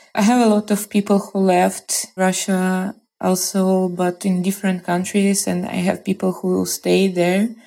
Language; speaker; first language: English; non-native, fluent; Russian